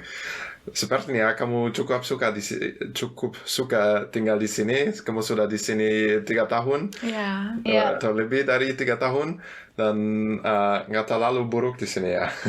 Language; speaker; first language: Indonesian; non-native, fluent; German